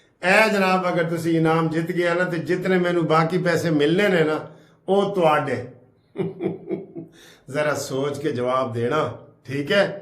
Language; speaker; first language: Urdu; non-native, local second language; Punjabi